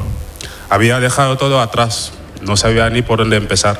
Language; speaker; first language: Spanish; non-native, fluent; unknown